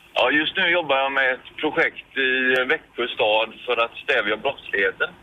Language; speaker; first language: Swedish; native; Swedish